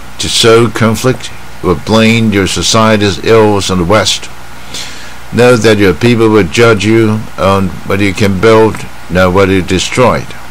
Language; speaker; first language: English; non-native, fluent; Chinese